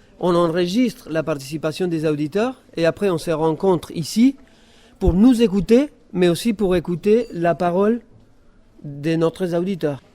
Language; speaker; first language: French; non-native, fluent; Spanish